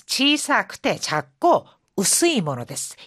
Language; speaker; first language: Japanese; non-native, fluent; Korean